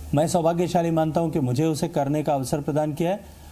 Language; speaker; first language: Hindi; native; Hindi